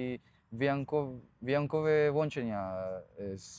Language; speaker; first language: Polish; non-native, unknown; Spanish